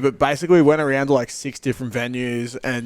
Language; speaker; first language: English; native; English